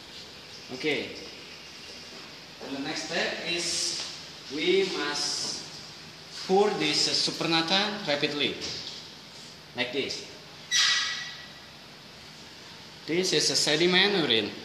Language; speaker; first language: English; non-native, learner; Indonesian